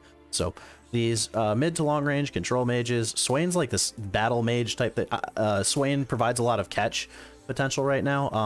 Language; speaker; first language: English; native; English